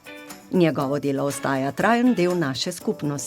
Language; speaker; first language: Slovenian; native; Slovenian